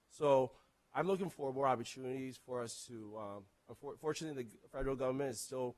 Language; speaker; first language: English; non-native, local second language; Akan